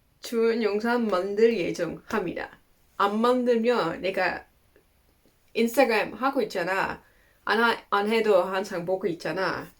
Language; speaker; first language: Korean; non-native, fluent; Dutch